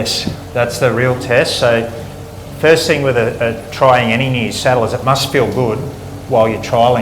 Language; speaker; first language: English; native; English